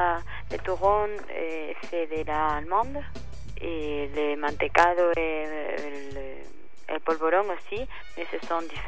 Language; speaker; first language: French; non-native, fluent; Spanish